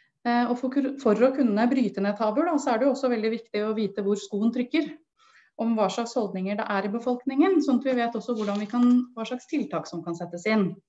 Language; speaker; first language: Norwegian; native; Norwegian